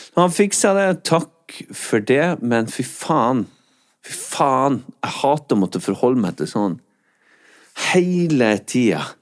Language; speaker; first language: Norwegian; native; Norwegian